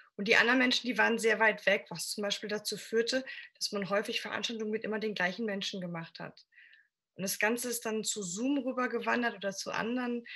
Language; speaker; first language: German; native; German